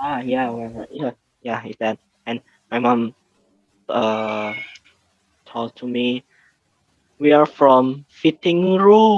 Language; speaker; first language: English; non-native, learner; Indonesian